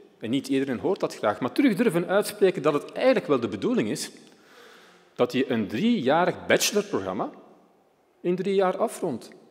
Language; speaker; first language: Dutch; native; Dutch